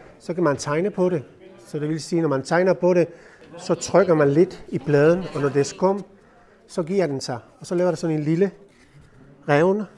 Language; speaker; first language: Danish; non-native, fluent; Spanish